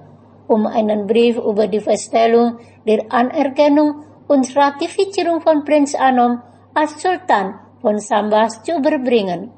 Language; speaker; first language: German; non-native, fluent; Indonesian